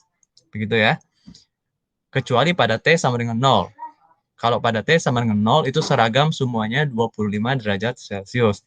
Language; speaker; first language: Indonesian; native; Indonesian